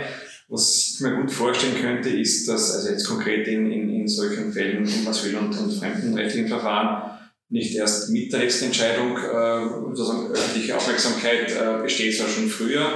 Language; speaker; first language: German; native; German